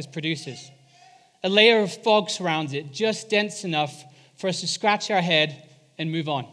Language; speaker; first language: English; native; English